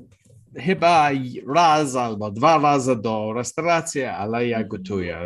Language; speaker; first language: Polish; non-native, learner; English